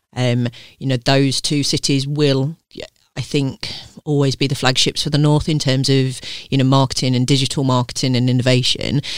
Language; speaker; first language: English; native; English